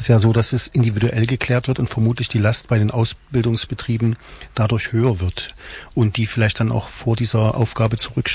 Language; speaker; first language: German; native; German